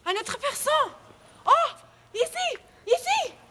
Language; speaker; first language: French; non-native, learner; Spanish